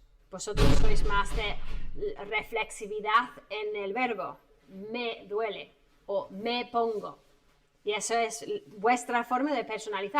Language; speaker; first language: Spanish; non-native, fluent; English